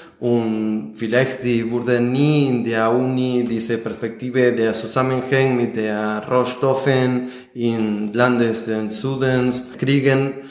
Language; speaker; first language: German; non-native, fluent; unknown